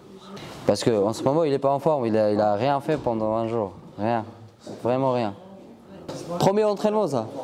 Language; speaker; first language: French; non-native, learner; Georgian